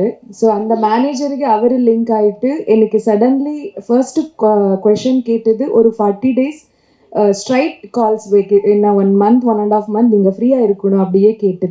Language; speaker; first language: Tamil; non-native, local second language; Kannada